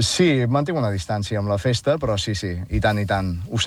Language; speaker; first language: Catalan; native; Catalan